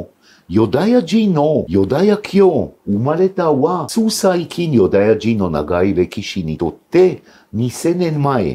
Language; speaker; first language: Japanese; non-native, fluent; Hebrew